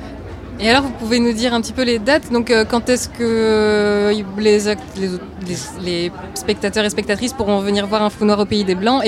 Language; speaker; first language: French; native; French